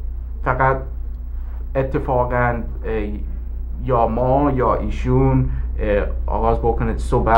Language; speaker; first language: Persian; early bilingual, heritage; English